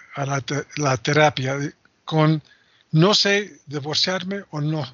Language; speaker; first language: Spanish; non-native, fluent; English